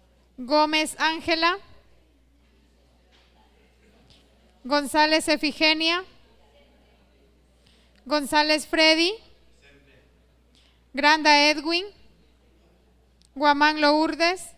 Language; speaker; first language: Spanish; native; Spanish